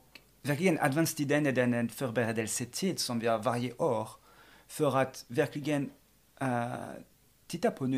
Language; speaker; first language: Swedish; non-native, fluent; French